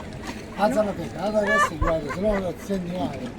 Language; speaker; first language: Italian; native; Italian